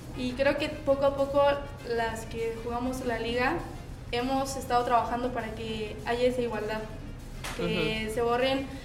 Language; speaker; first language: Spanish; native; Spanish